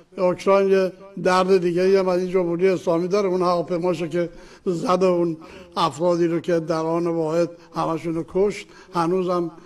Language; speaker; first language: Persian; native; Persian